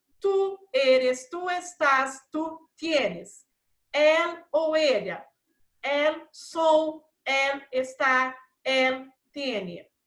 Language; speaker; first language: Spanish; non-native, fluent; Portuguese